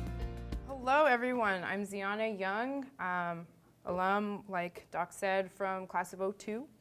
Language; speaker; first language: English; native; English